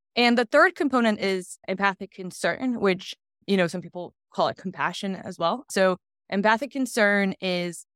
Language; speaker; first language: English; non-native, fluent; Portuguese